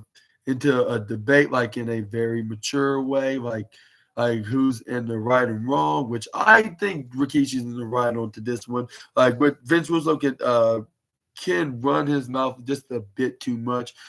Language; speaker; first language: English; native; English